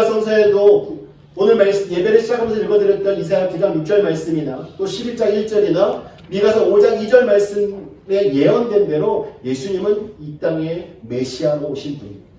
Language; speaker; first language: Korean; native; Korean